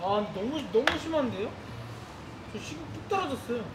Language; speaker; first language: Korean; native; Korean